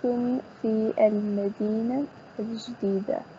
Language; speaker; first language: Arabic; non-native, learner; English